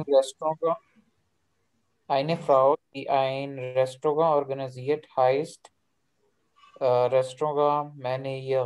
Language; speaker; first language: German; non-native, learner; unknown